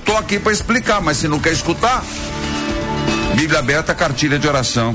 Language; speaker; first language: Portuguese; native; Portuguese